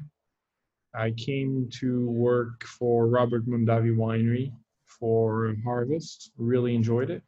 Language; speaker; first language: English; non-native, fluent; French